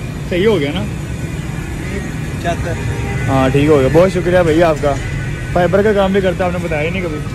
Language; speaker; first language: Urdu; non-native, local second language; Punjabi